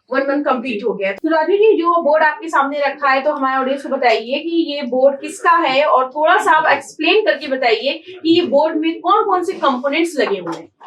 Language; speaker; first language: Hindi; native; Hindi